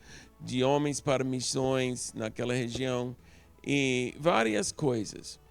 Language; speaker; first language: Portuguese; non-native, local second language; English